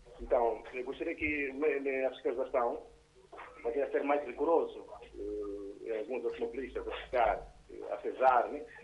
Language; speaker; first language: Portuguese; non-native, local second language; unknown